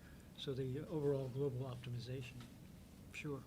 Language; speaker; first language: English; native; English